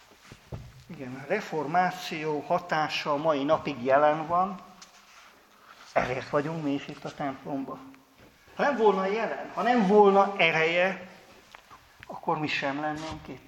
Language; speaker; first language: Hungarian; native; Hungarian